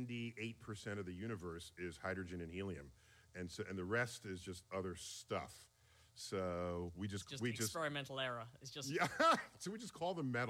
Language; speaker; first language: English; native; English